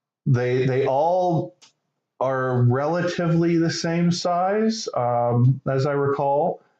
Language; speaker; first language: English; native; English